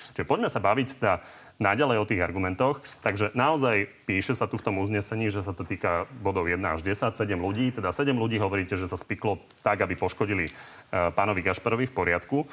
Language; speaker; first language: Slovak; native; Slovak